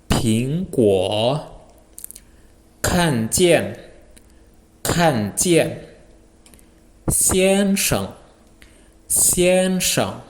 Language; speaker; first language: Chinese; non-native, fluent; Indonesian